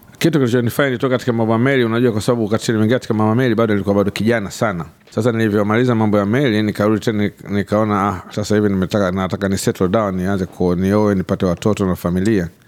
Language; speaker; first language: Swahili; native; Swahili